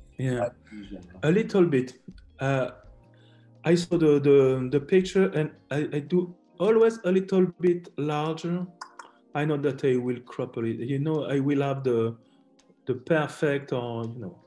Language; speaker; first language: English; non-native, learner; French